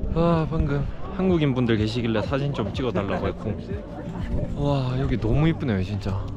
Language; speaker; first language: Korean; native; Korean